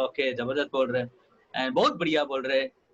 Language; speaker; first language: Hindi; non-native, local second language; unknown